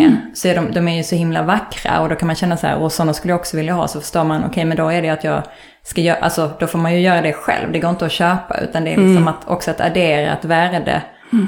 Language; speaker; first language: Swedish; native; Swedish